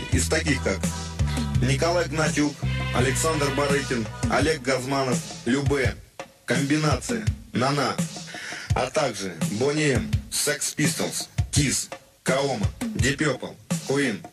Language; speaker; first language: Russian; native; Russian